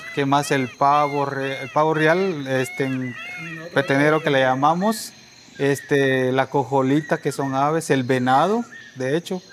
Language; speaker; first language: Spanish; native; Spanish